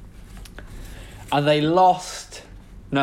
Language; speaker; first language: English; native; English